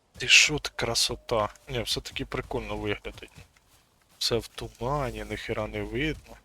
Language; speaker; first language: Ukrainian; non-native, local second language; Russian